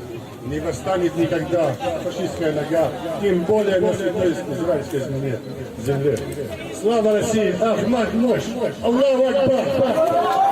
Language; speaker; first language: Russian; native; Russian